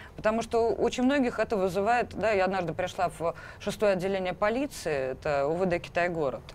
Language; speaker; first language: Russian; native; Russian